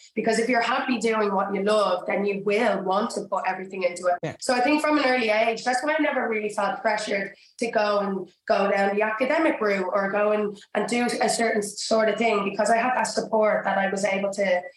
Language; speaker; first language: English; native; English